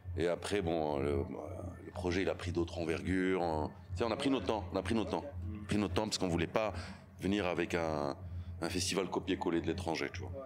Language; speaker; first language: French; native; French